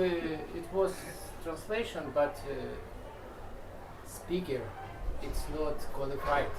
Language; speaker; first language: English; non-native, learner; Russian